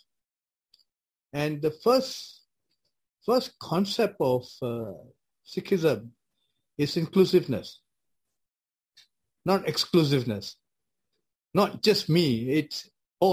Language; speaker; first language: English; non-native, local second language; Punjabi